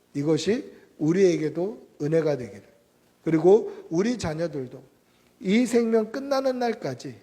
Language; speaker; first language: Korean; native; Korean